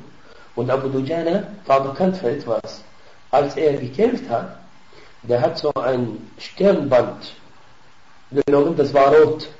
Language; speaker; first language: German; non-native, fluent; Arabic